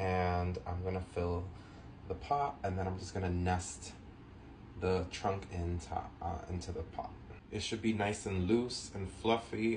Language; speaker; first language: English; native; English